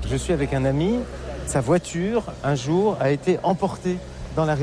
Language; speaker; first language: French; native; French